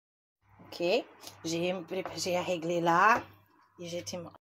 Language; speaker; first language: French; non-native, learner; Portuguese